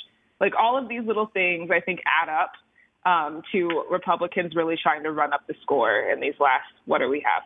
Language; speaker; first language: English; native; English